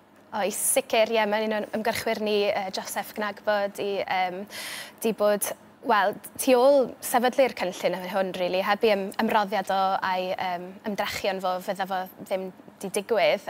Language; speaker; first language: Welsh; native; Welsh